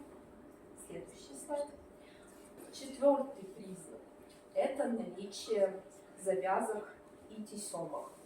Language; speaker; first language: Russian; native; Russian